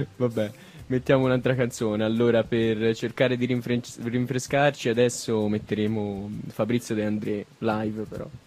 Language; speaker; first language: Italian; native; Italian